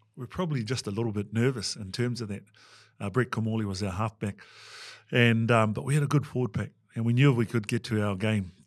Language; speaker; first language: English; native; English